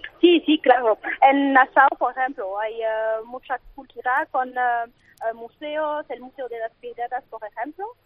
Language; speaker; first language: Spanish; non-native, fluent; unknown